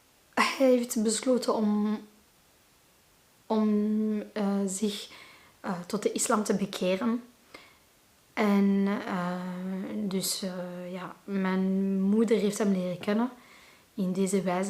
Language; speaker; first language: Dutch; non-native, local second language; Arabic